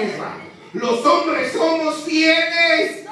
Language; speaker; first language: Spanish; native; Spanish